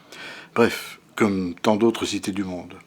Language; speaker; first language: French; native; French